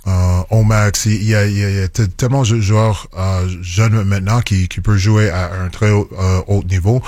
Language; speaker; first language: French; non-native, local second language; English